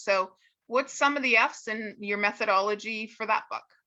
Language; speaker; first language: English; native; English